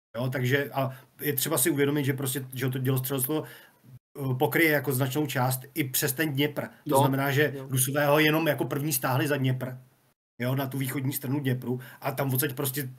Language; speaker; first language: Czech; native; Czech